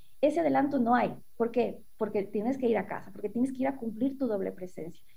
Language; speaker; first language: Spanish; native; Spanish